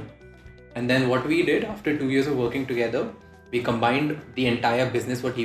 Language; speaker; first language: English; non-native, local second language; Hindi